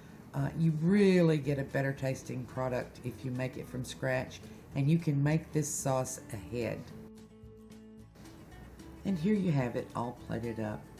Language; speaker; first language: English; native; English